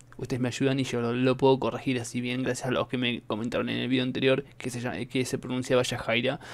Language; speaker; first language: Spanish; native; Spanish